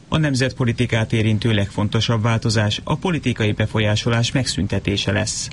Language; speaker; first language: Hungarian; native; Hungarian